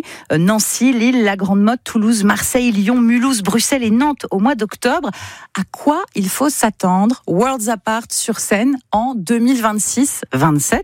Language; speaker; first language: French; native; French